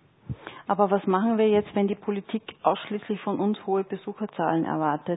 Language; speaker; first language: German; native; German